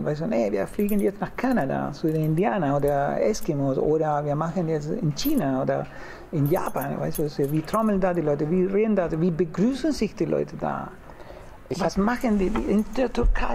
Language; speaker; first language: German; non-native, fluent; Spanish